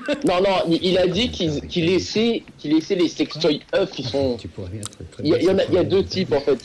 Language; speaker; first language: French; native; French